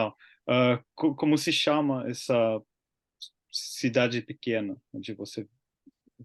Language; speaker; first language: Portuguese; non-native, learner; Finnish